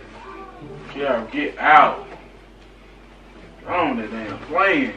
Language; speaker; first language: English; native; English